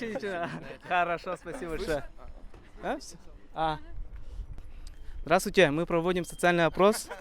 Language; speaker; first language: Russian; non-native, local second language; Yakut